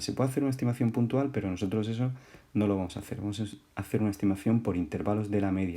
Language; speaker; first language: Spanish; native; Spanish